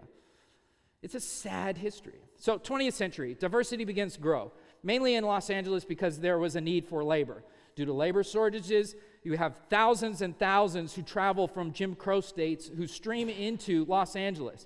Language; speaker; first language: English; native; English